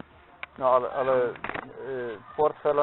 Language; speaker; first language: Polish; non-native, learner; Slovenian